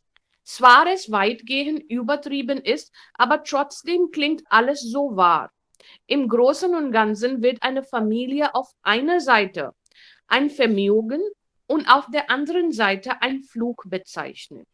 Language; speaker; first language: German; non-native, fluent; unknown